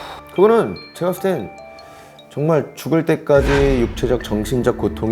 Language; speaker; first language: Korean; native; Korean